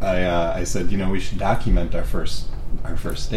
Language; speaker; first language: English; native; English